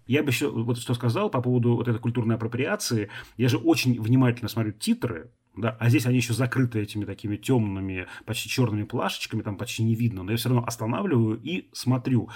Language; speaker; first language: Russian; native; Russian